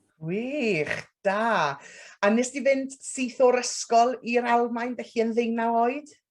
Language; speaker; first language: Welsh; native; Welsh